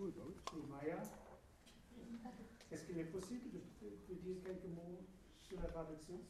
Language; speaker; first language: French; non-native, fluent; German